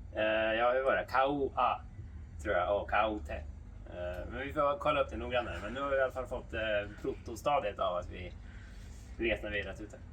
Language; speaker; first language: Swedish; native; Swedish